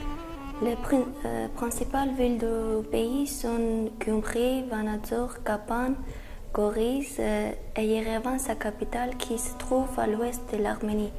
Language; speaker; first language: French; non-native, fluent; Armenian